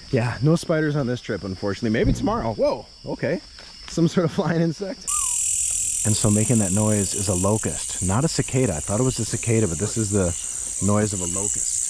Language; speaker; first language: English; native; English